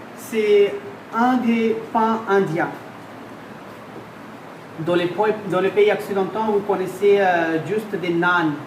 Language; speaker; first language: French; non-native, fluent; Hindi